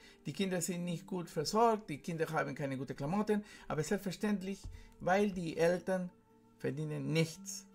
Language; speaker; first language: German; non-native, fluent; Spanish